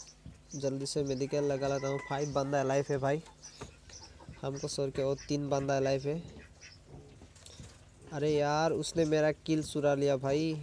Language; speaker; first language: Hindi; non-native, local second language; Assamese